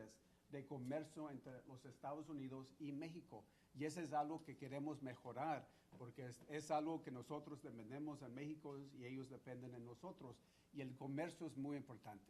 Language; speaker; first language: Spanish; early bilingual, heritage; Spanish